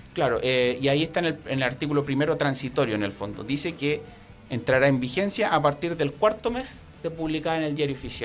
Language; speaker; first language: Spanish; native; Spanish